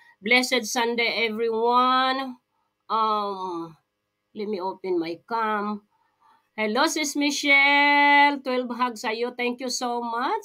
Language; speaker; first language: English; non-native, local second language; Filipino